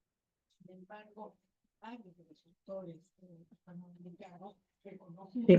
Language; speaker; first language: Spanish; non-native, fluent; English